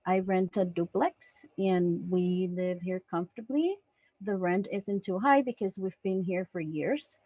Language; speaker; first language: English; non-native, fluent; Spanish